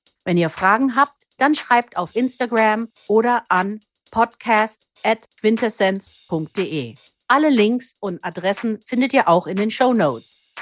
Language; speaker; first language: German; native; German